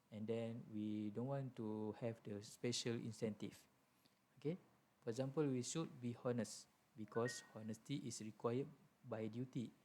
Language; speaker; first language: English; non-native, local second language; Malay